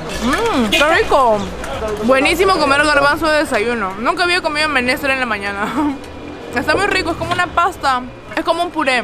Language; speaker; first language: Spanish; native; Spanish